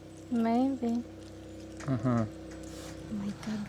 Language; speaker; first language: English; non-native, local second language; Filipino